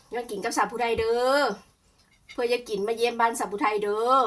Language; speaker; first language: Thai; native; Thai